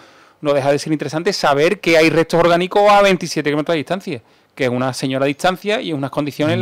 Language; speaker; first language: Spanish; native; Spanish